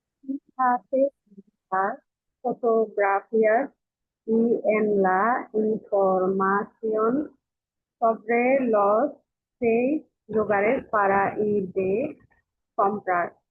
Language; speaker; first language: Spanish; non-native, learner; Bangla